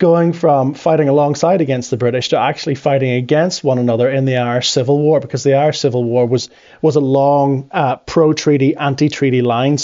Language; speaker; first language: English; native; English